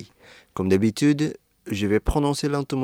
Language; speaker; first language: French; non-native, fluent; Indonesian